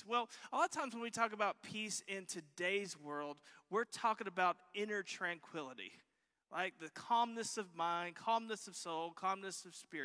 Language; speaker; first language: English; native; English